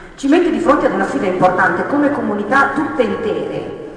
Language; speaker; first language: Italian; native; Italian